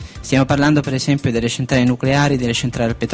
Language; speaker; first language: Italian; native; Italian